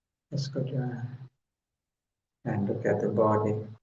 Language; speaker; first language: English; non-native, learner; Thai